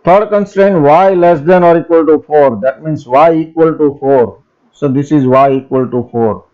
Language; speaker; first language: English; non-native, local second language; Gujarati